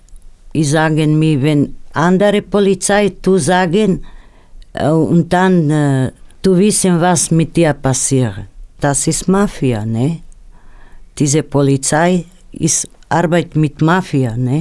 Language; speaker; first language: German; non-native, learner; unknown